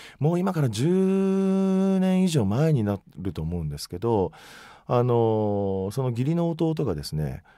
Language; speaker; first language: Japanese; native; Japanese